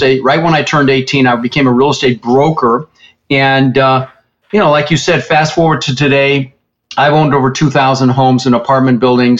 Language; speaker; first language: English; early bilingual, other home language; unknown